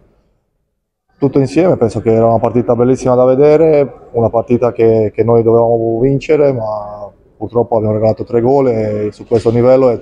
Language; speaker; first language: Italian; non-native, fluent; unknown